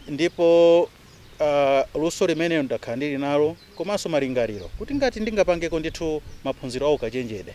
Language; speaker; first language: Nyanja; non-native, local second language; Tumbuka